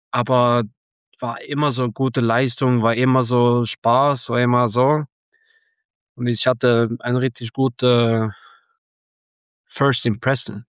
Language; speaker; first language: German; non-native, learner; Norwegian